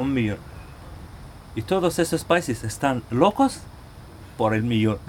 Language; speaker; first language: Spanish; non-native, local second language; Arabic